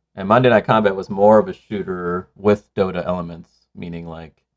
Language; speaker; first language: English; non-native, local second language; Sinhala